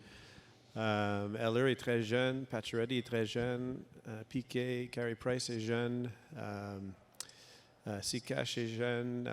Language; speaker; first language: French; non-native, local second language; English